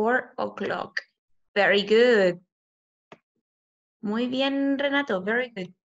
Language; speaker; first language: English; non-native, fluent; Spanish